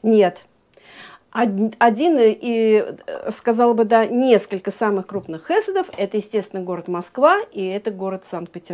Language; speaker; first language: Russian; native; Russian